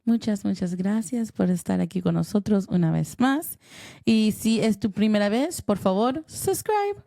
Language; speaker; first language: Spanish; early bilingual, heritage; Spanish